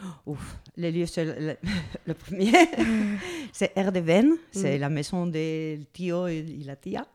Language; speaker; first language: French; non-native, fluent; Spanish